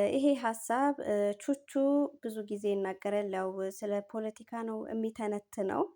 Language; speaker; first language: Amharic; native; Amharic